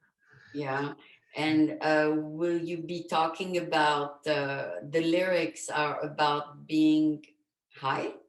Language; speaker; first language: English; non-native, fluent; French